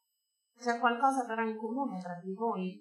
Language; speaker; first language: Italian; native; Italian